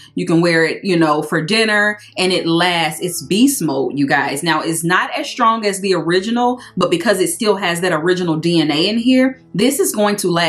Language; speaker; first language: English; native; English